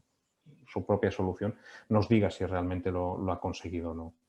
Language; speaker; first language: Spanish; native; Spanish